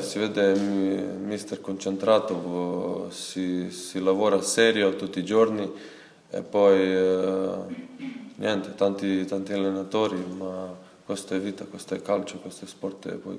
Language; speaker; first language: Italian; non-native, fluent; Serbian